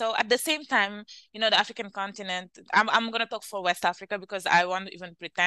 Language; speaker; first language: English; non-native, fluent; Wolof